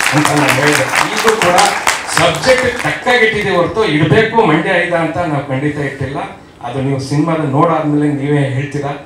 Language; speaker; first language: Kannada; native; Kannada